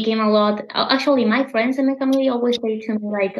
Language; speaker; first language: English; non-native, fluent; Spanish